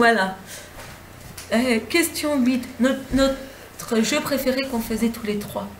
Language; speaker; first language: French; native; French